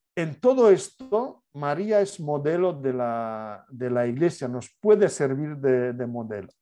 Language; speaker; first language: Spanish; non-native, fluent; Polish